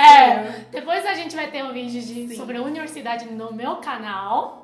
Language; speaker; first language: Portuguese; non-native, fluent; Chinese